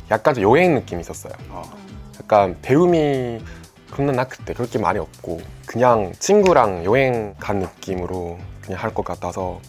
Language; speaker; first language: Korean; non-native, fluent; Japanese